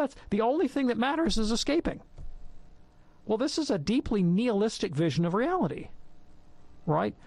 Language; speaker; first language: English; native; English